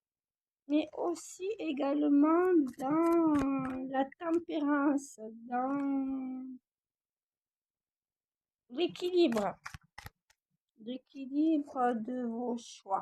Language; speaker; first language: French; native; French